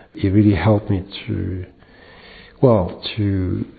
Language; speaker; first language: English; non-native, fluent; French